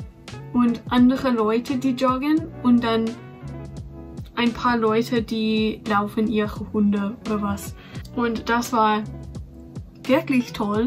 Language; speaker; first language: German; non-native, fluent; English